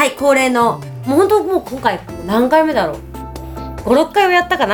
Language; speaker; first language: Japanese; native; Japanese